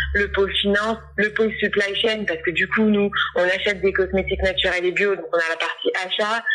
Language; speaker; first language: French; native; French